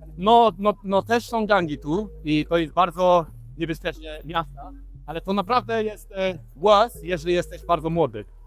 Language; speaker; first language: Polish; non-native, learner; English